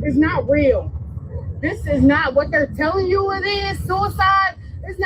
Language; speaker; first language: English; native; English